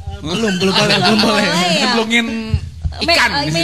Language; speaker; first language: Indonesian; native; Indonesian